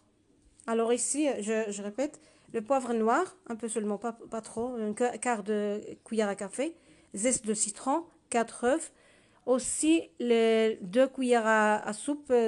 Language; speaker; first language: French; non-native, learner; Spanish